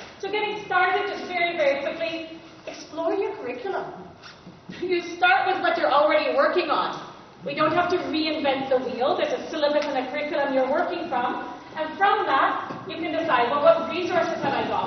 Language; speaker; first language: English; native; English